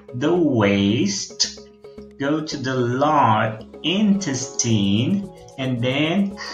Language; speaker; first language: English; non-native, fluent; Portuguese